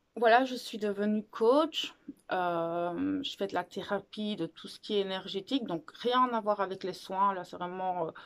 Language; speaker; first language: French; native; French